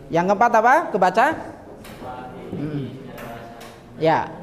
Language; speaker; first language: Indonesian; native; Indonesian